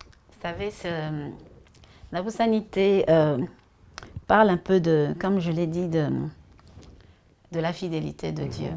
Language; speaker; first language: French; non-native, local second language; Lingala